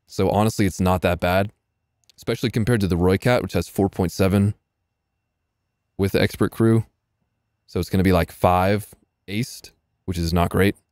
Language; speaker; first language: English; native; English